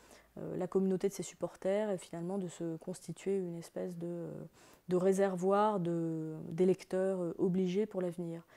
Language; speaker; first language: French; native; French